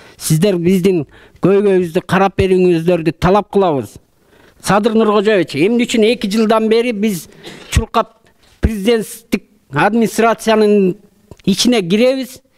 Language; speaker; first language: Kyrgyz; native; Kyrgyz